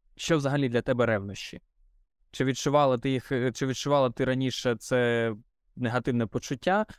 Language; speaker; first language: Ukrainian; non-native, local second language; Russian